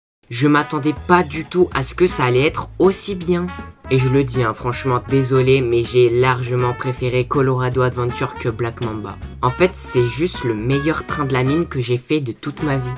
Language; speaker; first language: French; native; French